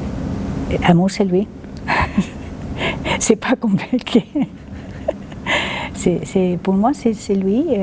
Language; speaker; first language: French; non-native, fluent; Spanish